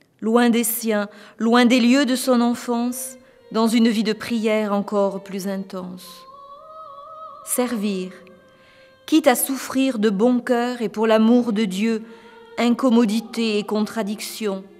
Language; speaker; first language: French; native; French